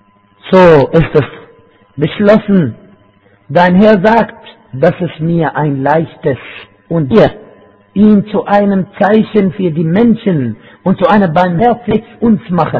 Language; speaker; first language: German; non-native, fluent; Arabic